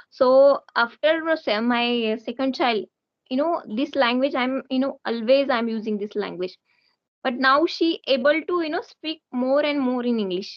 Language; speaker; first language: English; non-native, learner; Hindi